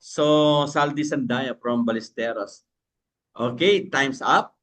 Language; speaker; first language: English; non-native, local second language; Filipino